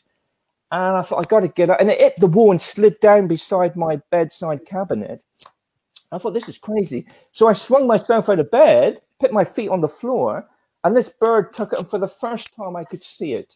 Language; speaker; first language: English; native; English